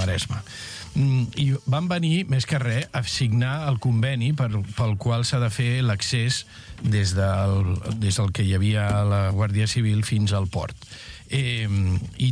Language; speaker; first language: Catalan; native; Catalan